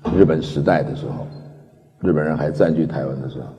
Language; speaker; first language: Chinese; early bilingual, other home language; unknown